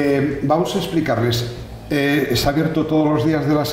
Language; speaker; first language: Spanish; native; Spanish